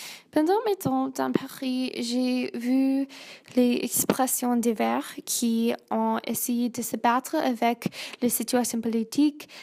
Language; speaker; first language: French; non-native, learner; English